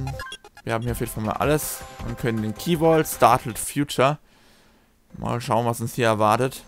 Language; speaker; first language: German; native; German